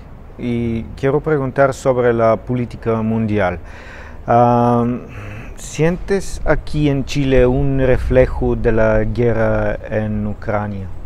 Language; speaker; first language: Spanish; non-native, fluent; Bulgarian